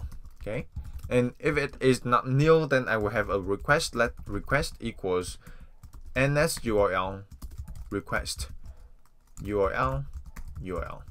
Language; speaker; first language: English; non-native, fluent; Vietnamese